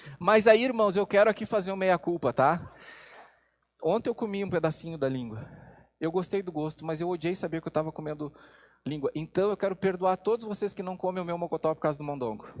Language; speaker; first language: Portuguese; native; Portuguese